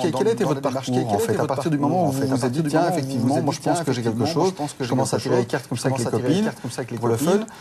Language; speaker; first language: French; native; French